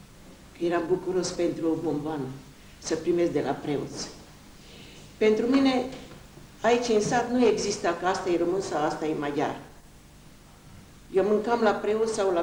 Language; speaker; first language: Romanian; non-native, local second language; Hungarian